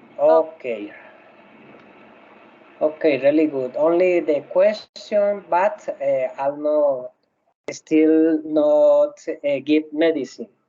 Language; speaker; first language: English; non-native, learner; Spanish